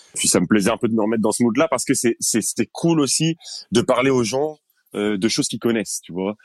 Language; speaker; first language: French; native; French